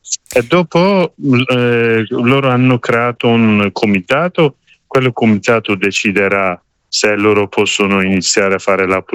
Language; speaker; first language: Italian; non-native, learner; Kurdish